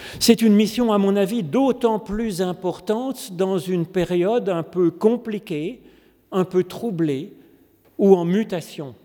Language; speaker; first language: French; native; French